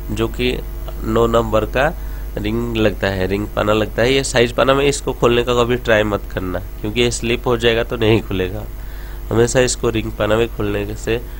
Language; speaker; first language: Hindi; non-native, local second language; Odia